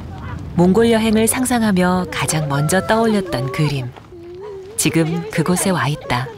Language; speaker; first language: Korean; native; Korean